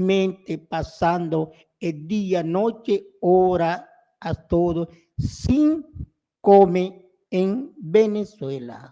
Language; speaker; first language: Spanish; non-native, local second language; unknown